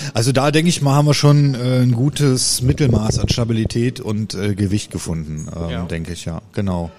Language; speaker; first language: German; native; German